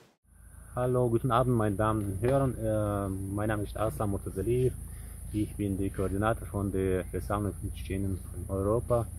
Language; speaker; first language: German; non-native, fluent; Chechen